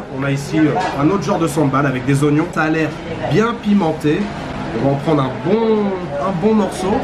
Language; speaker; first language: French; native; French